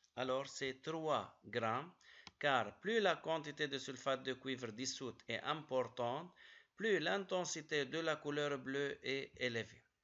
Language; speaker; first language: French; non-native, local second language; Arabic